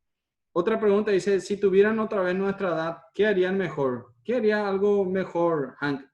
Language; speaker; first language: Spanish; native; Spanish